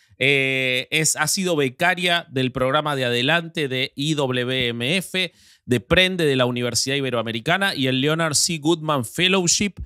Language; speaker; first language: Spanish; native; Spanish